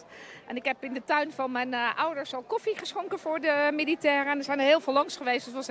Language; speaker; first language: Dutch; native; Dutch